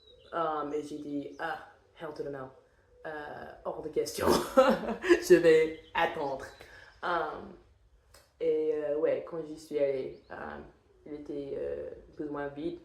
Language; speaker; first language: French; non-native, fluent; English